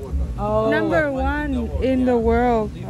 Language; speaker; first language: English; non-native, fluent; Vietnamese